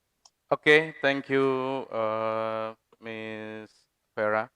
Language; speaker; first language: English; non-native, fluent; Indonesian